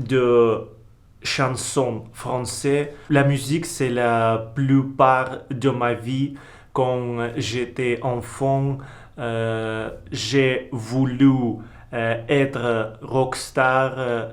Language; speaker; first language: French; non-native, learner; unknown